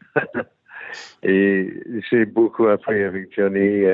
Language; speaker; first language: French; non-native, fluent; English